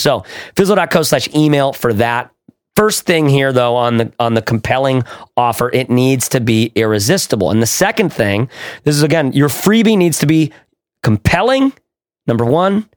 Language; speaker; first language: English; native; English